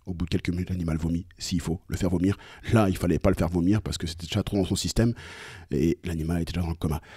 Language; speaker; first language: French; native; French